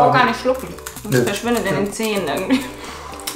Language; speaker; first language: German; native; German